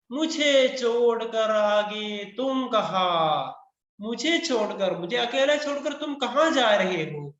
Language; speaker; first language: Hindi; non-native, local second language; Malayalam